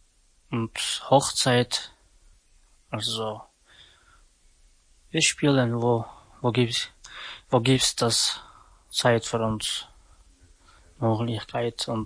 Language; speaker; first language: German; non-native, learner; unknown